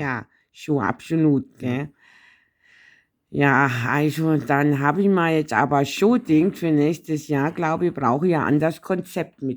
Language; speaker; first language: German; native; German